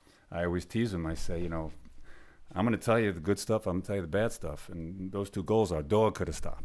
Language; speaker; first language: English; native; English